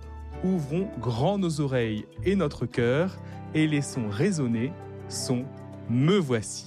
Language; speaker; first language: French; native; French